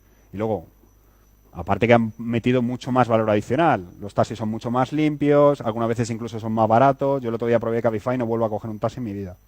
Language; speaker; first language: Spanish; native; Spanish